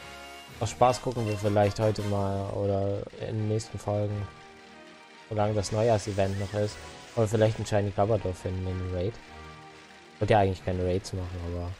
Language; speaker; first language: German; native; German